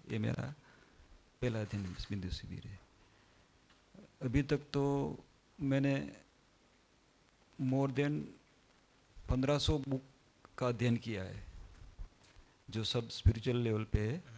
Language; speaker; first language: Hindi; non-native, local second language; Gujarati